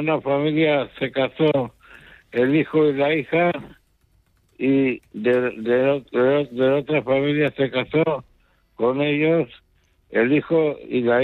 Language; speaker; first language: Spanish; non-native, local second language; Basque